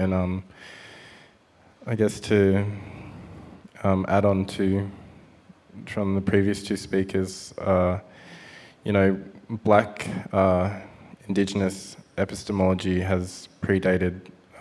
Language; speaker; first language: English; native; English